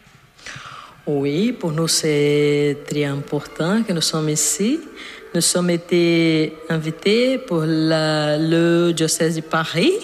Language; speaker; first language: French; non-native, fluent; Portuguese